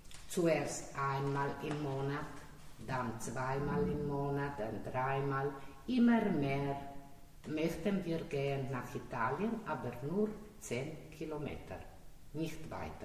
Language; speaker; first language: German; non-native, learner; Slovenian